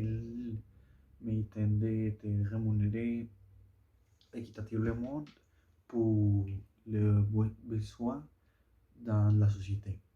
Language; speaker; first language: French; non-native, learner; Spanish